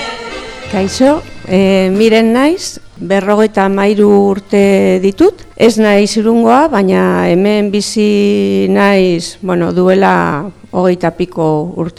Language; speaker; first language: Basque; non-native, local second language; Spanish